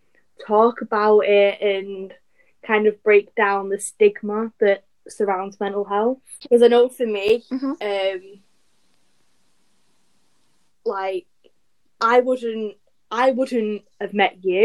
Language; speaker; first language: English; native; English